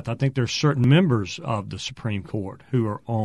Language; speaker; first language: English; native; English